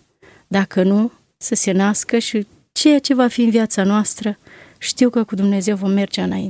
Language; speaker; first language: Romanian; native; Romanian